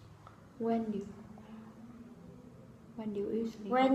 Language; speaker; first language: English; non-native, learner; Vietnamese